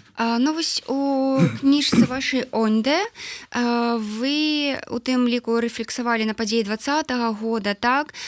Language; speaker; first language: Belarusian; native; Belarusian